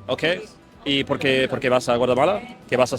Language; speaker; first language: Spanish; non-native, fluent; English